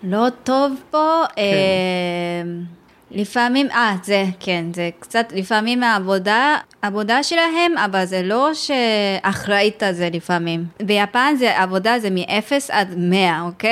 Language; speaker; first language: Hebrew; non-native, learner; Japanese